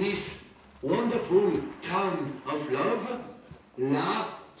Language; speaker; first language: English; non-native, learner; French